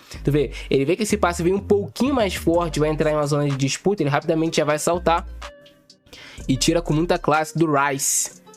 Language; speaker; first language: Portuguese; native; Portuguese